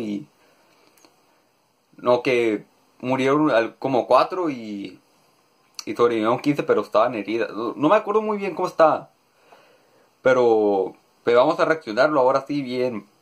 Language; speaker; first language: Spanish; native; Spanish